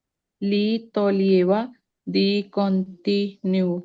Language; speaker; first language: Italian; non-native, learner; Punjabi